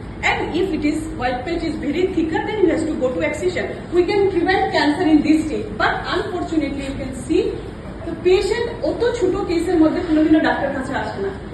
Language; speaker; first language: English; non-native, local second language; Bangla